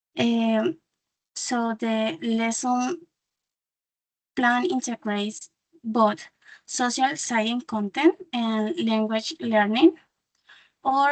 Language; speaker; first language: English; non-native, learner; Spanish